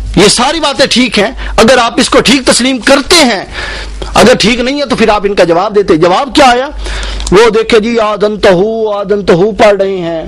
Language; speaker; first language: Urdu; native; Urdu